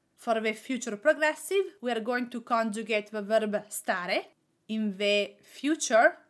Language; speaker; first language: English; non-native, fluent; Italian